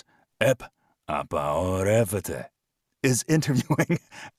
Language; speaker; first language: English; non-native, fluent; Greek